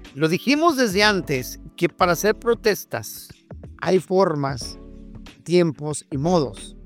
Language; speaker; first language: Spanish; native; Spanish